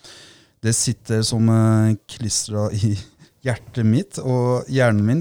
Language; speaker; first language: Norwegian; early bilingual, other home language; Persian